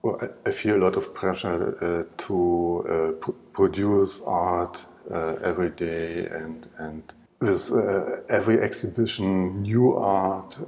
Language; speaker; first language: English; non-native, learner; German